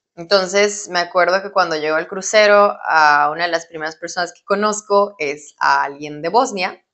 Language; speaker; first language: Spanish; native; Spanish